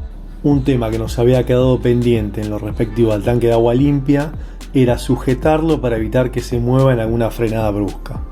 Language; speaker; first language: Spanish; native; Spanish